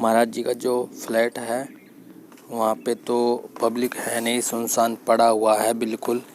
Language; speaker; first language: Hindi; native; Hindi